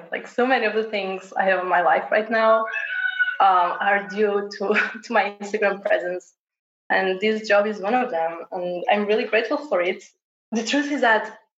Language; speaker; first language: English; non-native, fluent; Portuguese